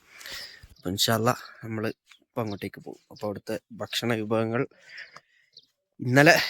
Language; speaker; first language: Malayalam; native; Malayalam